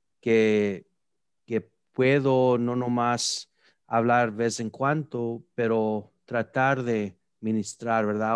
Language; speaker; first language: Spanish; early bilingual, heritage; Spanish